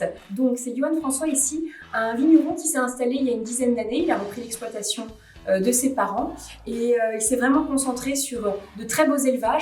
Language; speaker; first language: French; native; French